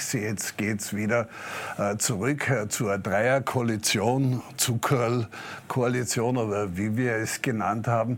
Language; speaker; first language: German; native; German